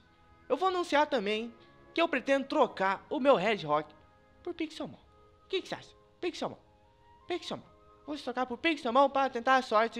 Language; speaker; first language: Portuguese; native; Portuguese